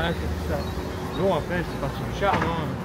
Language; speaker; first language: French; native; French